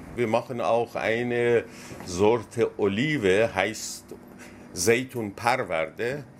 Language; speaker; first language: German; non-native, learner; Persian